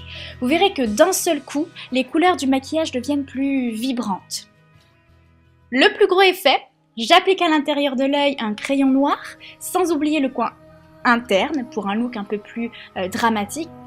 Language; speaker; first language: French; native; French